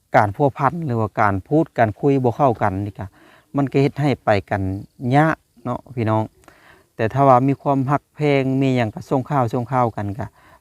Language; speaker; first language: Thai; native; Thai